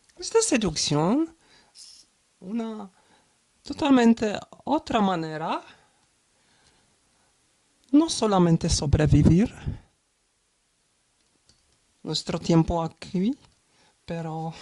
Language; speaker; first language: Spanish; non-native, learner; German